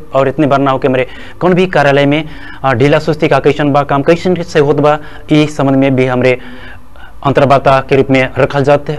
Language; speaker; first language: Bhojpuri; non-native, local second language; Dangaura Tharu